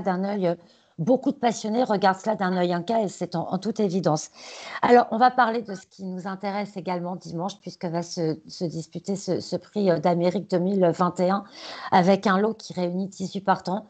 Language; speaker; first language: French; native; French